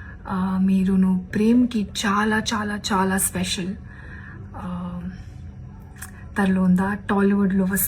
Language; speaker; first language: Telugu; non-native, learner; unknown